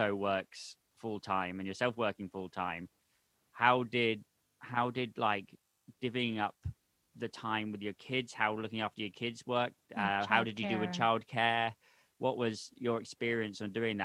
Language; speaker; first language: English; native; English